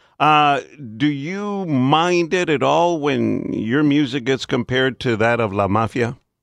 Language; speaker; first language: English; early bilingual, other home language; Spanish